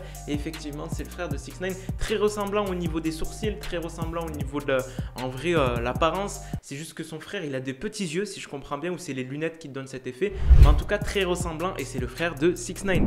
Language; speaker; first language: French; native; French